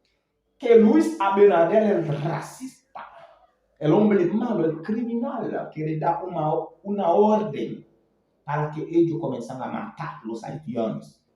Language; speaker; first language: Spanish; non-native, fluent; Haitian Creole